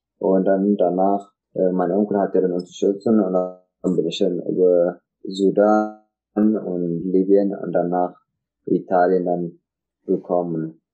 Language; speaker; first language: German; non-native, learner; Tigrinya